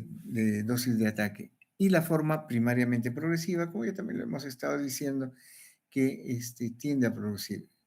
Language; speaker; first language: Spanish; native; Spanish